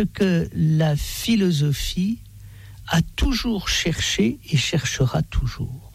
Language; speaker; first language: French; native; French